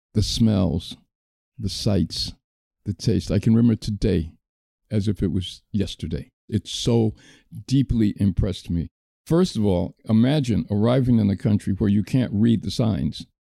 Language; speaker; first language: English; native; English